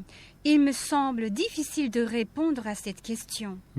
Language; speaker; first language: French; non-native, fluent; Korean